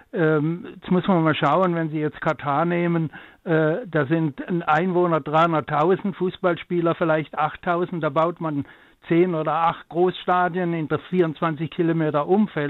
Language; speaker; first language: German; native; German